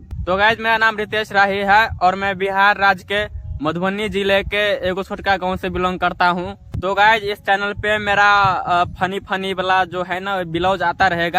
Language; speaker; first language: Hindi; non-native, local second language; Maithili